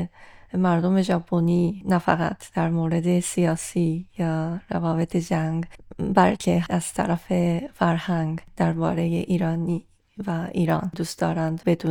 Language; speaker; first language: Persian; non-native, fluent; Japanese